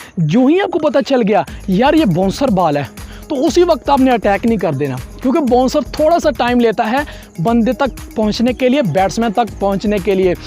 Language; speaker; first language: Urdu; non-native, local second language; Punjabi